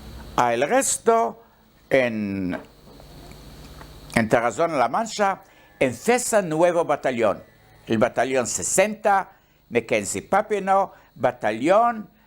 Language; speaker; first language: Spanish; non-native, learner; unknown